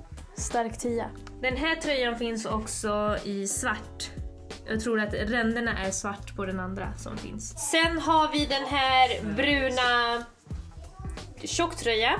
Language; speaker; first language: Swedish; native; Swedish